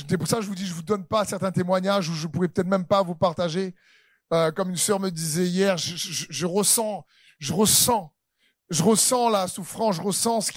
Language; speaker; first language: French; native; French